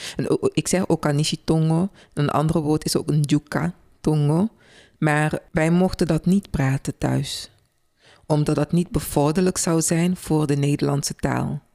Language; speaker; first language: Dutch; early bilingual, other home language; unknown